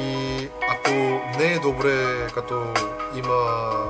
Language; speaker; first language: Bulgarian; non-native, learner; Korean